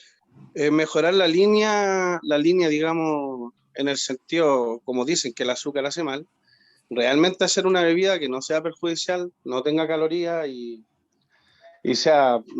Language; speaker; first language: Spanish; native; Spanish